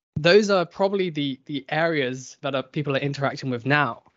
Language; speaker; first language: English; native; English